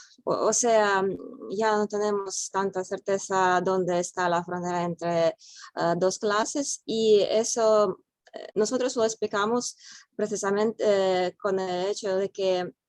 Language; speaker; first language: Spanish; non-native, fluent; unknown